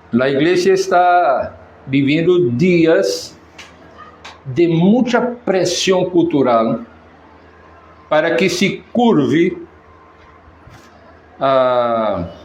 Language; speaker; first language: Spanish; non-native, fluent; Portuguese